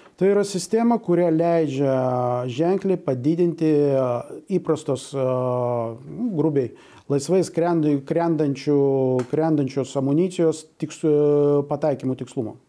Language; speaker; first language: Lithuanian; non-native, local second language; Russian